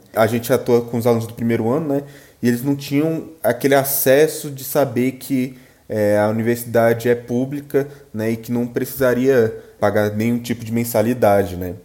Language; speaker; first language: Portuguese; native; Portuguese